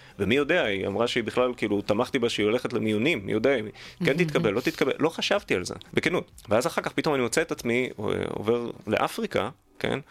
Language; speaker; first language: Hebrew; native; Hebrew